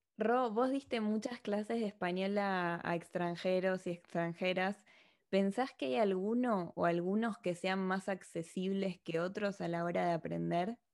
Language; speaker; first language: Spanish; native; Spanish